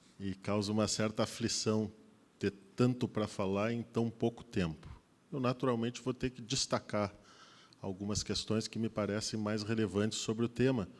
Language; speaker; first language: Portuguese; native; Portuguese